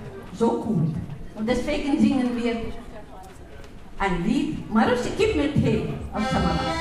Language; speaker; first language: German; non-native, learner; Russian